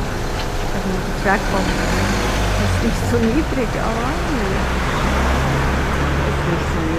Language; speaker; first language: German; non-native, fluent; Arabic